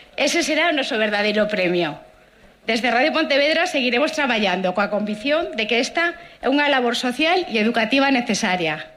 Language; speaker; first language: Galician; non-native, local second language; Spanish